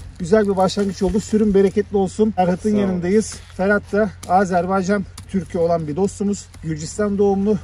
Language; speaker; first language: Turkish; native; Turkish